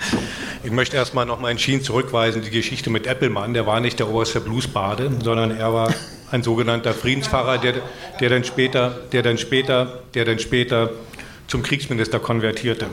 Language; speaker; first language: German; native; German